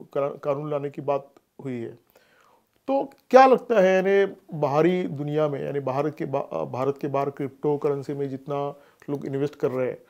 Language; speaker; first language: Hindi; non-native, local second language; Marathi